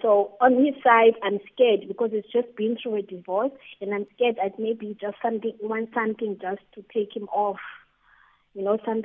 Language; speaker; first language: English; non-native, local second language; Xhosa